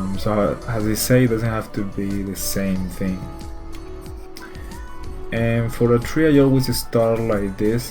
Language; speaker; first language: English; non-native, fluent; Spanish